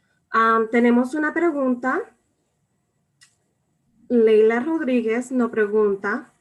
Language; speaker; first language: Spanish; early bilingual, other home language; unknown